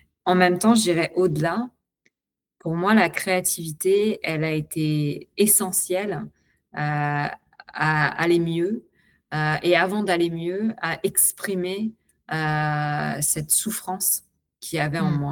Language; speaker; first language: French; native; French